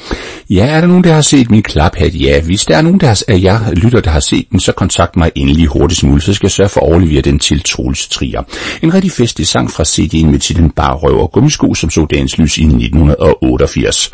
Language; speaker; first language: Danish; native; Danish